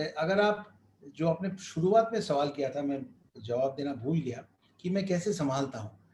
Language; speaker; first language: Hindi; non-native, local second language; Bangla